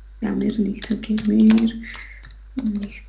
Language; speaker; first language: German; non-native, learner; Russian